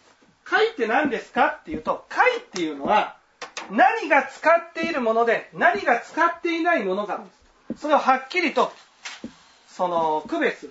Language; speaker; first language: Japanese; native; Japanese